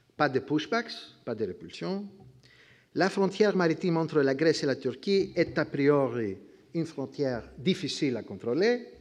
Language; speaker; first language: French; non-native, fluent; Greek